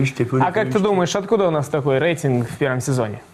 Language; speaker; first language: Russian; native; Russian